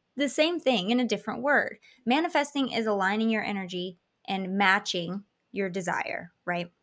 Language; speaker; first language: English; native; English